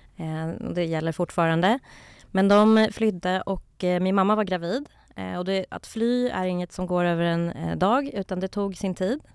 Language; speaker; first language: Swedish; early bilingual, other home language; Kurdish